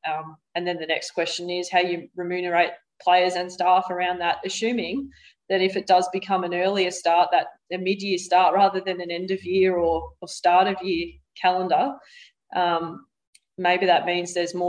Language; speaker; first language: English; native; English